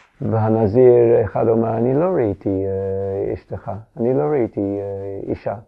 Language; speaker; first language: Hebrew; non-native, fluent; English